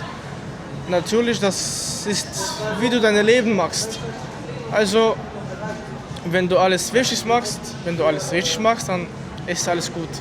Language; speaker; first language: German; non-native, fluent; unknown